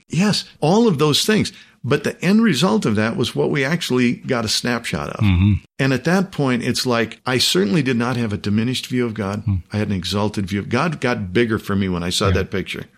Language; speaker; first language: English; native; English